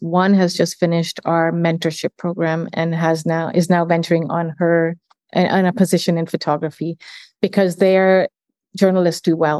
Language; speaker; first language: English; early bilingual, other home language; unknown